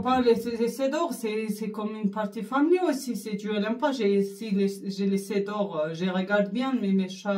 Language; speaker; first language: French; non-native, learner; Arabic